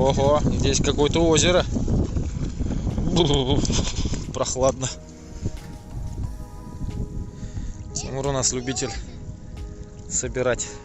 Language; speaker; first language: Russian; native; Russian